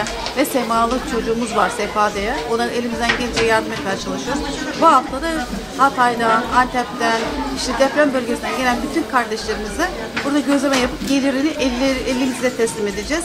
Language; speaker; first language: Turkish; native; Turkish